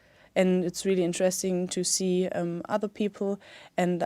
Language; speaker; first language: English; non-native, fluent; German